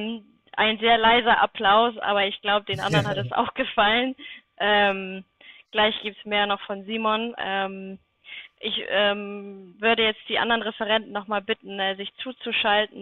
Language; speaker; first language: German; native; German